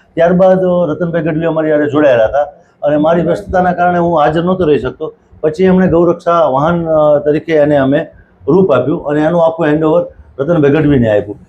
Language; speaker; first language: Gujarati; native; Gujarati